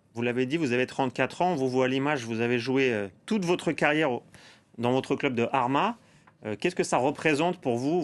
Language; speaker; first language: French; native; French